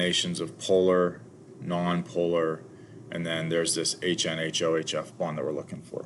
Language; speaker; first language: English; native; English